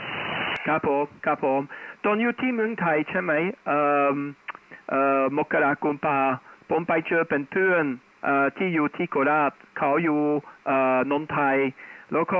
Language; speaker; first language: Thai; non-native, fluent; Dutch